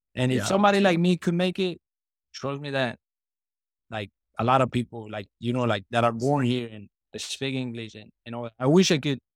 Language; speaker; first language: English; non-native, fluent; Spanish